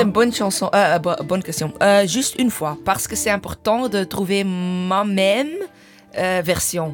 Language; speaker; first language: French; non-native, learner; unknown